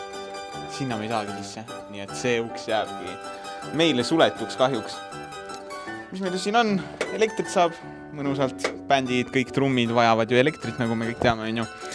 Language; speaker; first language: Estonian; native; Estonian